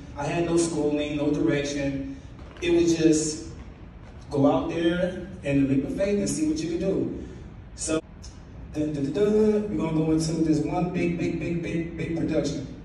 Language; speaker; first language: English; native; English